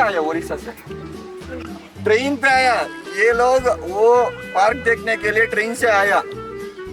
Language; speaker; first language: Hindi; non-native, local second language; Kannada